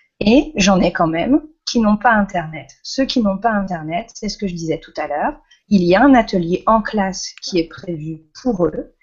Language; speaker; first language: French; native; French